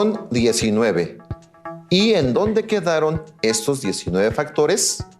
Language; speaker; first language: Spanish; native; Spanish